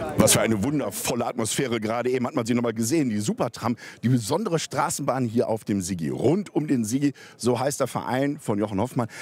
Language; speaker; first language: German; native; German